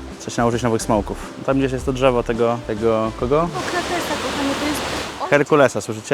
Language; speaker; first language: Polish; native; Polish